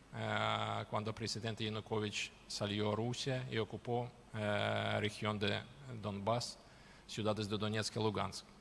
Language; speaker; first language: Spanish; non-native, fluent; Ukrainian